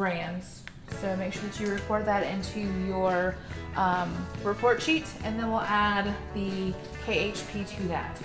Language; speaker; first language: English; native; English